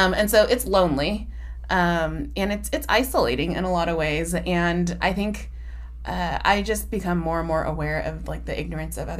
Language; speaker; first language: English; native; English